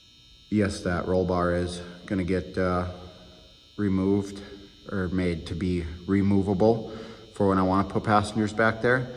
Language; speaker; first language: English; native; English